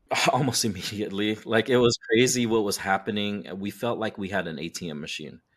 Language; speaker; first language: English; native; English